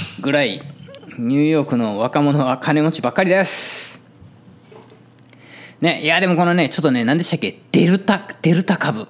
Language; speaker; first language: Japanese; native; Japanese